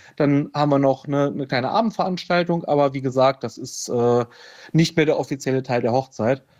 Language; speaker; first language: German; native; German